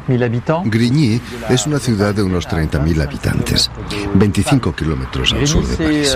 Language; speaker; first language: Spanish; native; Spanish